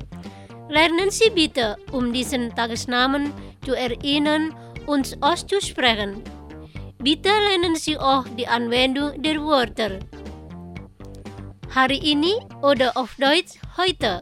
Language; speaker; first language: German; non-native, learner; Indonesian